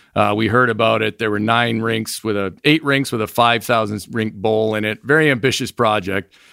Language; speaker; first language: English; native; English